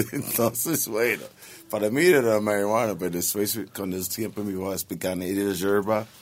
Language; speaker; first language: Spanish; non-native, learner; English